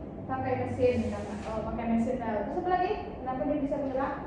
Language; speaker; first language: Indonesian; native; Indonesian